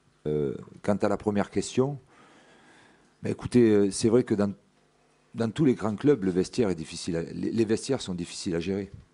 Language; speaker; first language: French; native; French